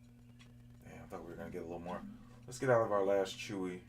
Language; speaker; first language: English; native; English